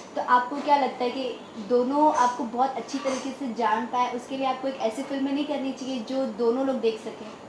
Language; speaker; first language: Hindi; native; Hindi